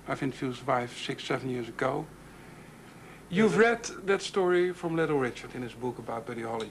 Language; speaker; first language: English; non-native, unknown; Dutch